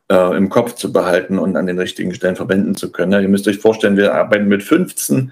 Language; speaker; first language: German; native; German